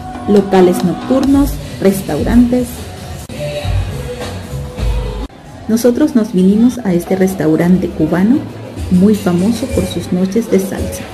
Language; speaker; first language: Spanish; native; Spanish